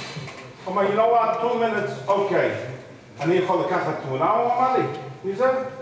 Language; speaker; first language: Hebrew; non-native, fluent; English